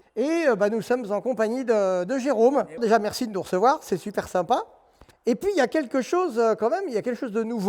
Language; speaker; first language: French; native; French